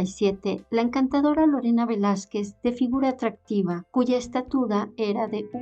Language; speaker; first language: Spanish; native; Spanish